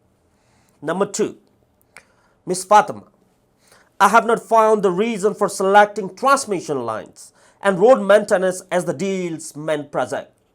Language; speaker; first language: English; non-native, fluent; Nepali